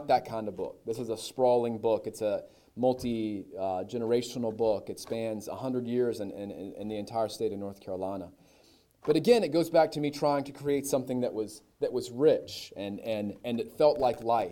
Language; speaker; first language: English; native; English